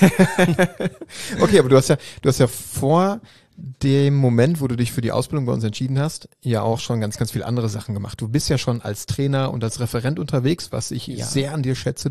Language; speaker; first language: German; native; German